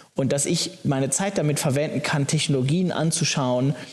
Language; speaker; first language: German; native; German